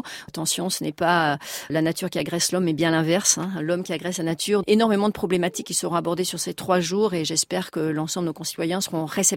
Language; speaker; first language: French; native; French